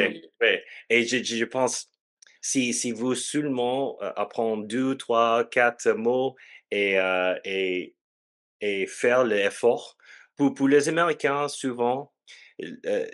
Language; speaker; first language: French; non-native, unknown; English